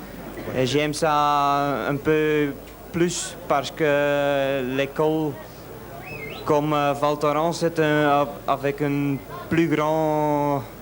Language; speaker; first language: French; non-native, local second language; Dutch